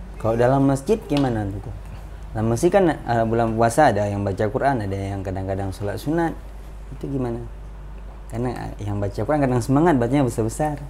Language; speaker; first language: Malay; non-native, local second language; Achinese